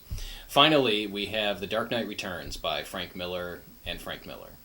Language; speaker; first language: English; native; English